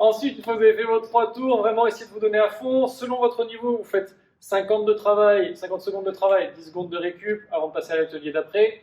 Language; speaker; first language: French; native; French